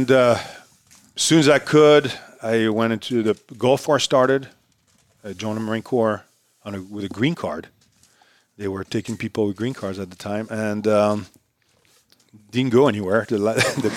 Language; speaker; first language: English; non-native, fluent; French